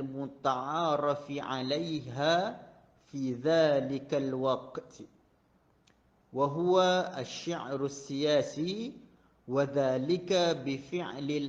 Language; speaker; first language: Arabic; non-native, fluent; Malay